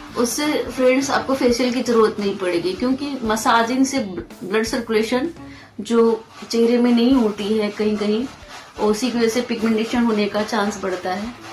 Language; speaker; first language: Hindi; native; Hindi